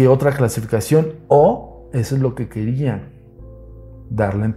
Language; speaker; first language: Spanish; native; Spanish